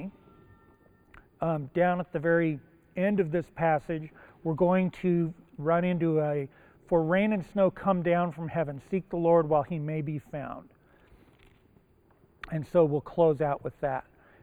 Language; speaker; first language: English; early bilingual, other home language; Japanese